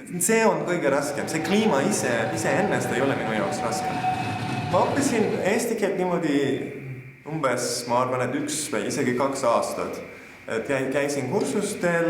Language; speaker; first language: Estonian; non-native, learner; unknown